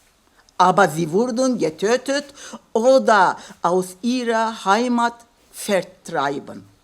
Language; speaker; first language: German; non-native, fluent; Kurdish